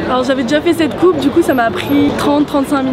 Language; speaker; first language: French; native; French